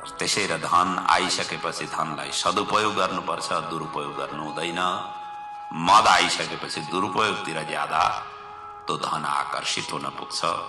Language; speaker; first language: Nepali; native; Nepali